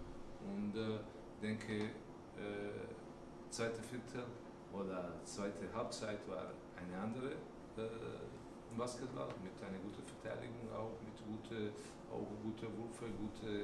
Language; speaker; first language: German; non-native, learner; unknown